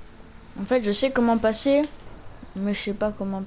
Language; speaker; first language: French; native; French